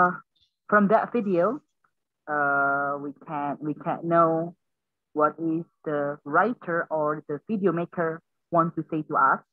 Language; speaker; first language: English; non-native, learner; Indonesian